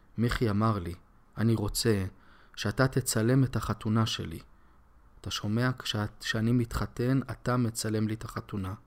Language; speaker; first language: Hebrew; native; Hebrew